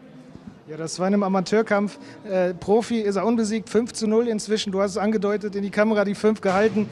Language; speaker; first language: German; native; German